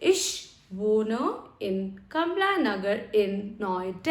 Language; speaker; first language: German; non-native, fluent; Hindi